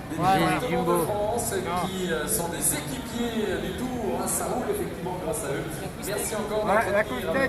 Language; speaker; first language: French; native; French